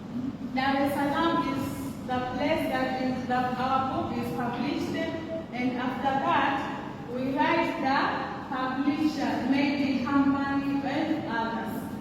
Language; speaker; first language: English; non-native, local second language; Swahili